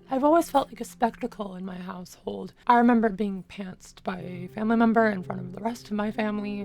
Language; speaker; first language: English; native; English